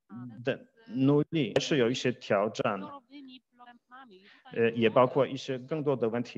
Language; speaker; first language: Chinese; non-native, fluent; Polish